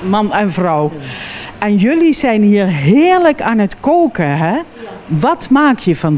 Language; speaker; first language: Dutch; native; Dutch